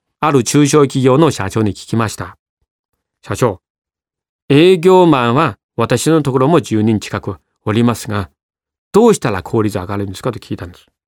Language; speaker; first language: Japanese; non-native, fluent; Chinese